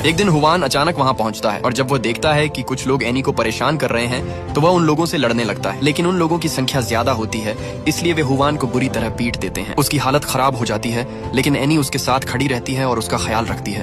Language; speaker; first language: Hindi; native; Hindi